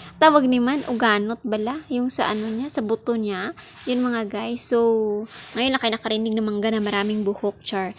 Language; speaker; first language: Filipino; non-native, local second language; Hiligaynon